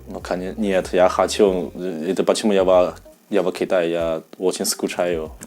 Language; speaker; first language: Russian; non-native, learner; Chinese